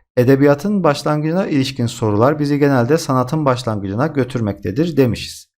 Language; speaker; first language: Turkish; native; Turkish